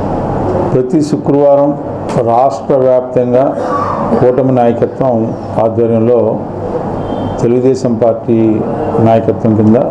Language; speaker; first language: Telugu; native; Telugu